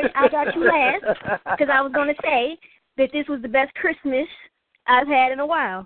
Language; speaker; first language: English; native; English